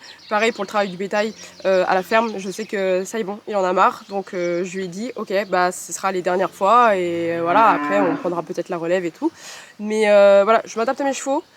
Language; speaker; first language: French; native; French